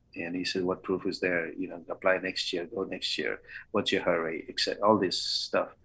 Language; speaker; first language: English; non-native, local second language; Kannada